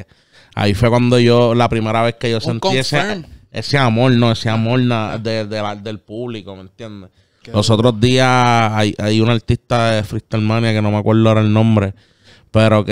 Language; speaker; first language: Spanish; native; Spanish